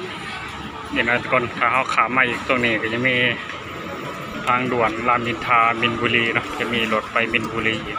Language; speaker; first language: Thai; non-native, local second language; Lao